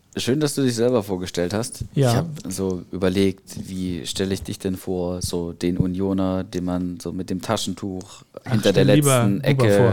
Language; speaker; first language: German; native; German